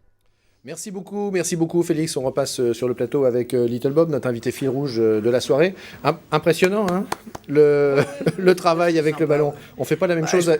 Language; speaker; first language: French; native; French